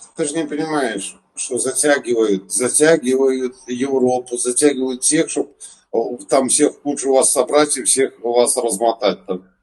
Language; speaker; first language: Russian; native; Russian